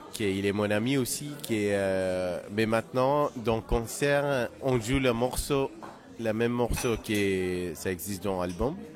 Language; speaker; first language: French; non-native, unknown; Persian